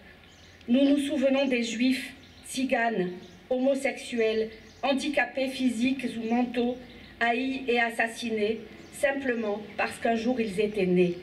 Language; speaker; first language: French; native; French